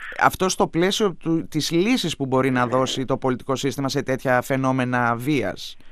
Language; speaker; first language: Greek; native; Greek